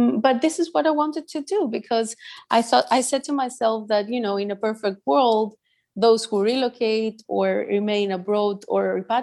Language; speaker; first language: English; non-native, fluent; Greek